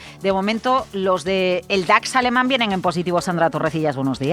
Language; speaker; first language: Spanish; native; Spanish